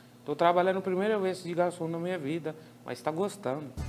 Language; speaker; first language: Portuguese; non-native, learner; Punjabi